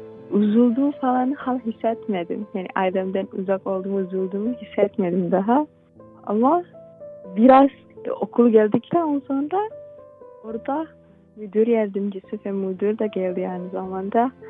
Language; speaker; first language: Turkish; non-native, fluent; Indonesian